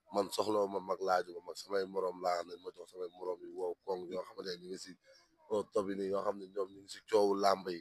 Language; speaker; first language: Wolof; native; Wolof